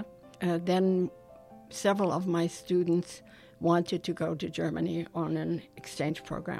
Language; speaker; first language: English; non-native, fluent; German